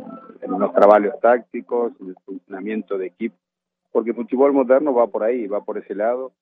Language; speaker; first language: Portuguese; non-native, fluent; Spanish